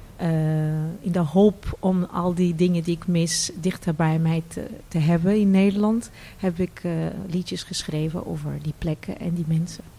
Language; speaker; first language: Dutch; non-native, fluent; Portuguese